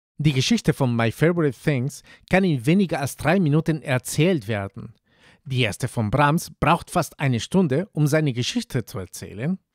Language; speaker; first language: German; non-native, fluent; Spanish